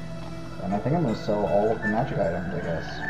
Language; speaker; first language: English; native; English